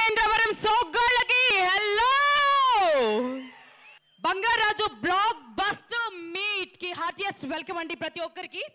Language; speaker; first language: Telugu; native; Telugu